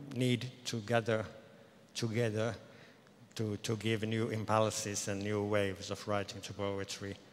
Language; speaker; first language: English; non-native, fluent; Finnish